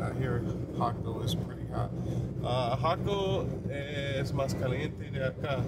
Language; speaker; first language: Spanish; non-native, learner; English